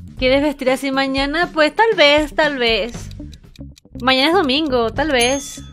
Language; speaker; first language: Spanish; native; Spanish